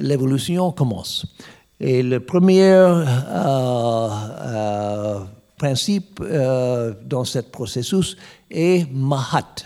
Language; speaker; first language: French; non-native, learner; English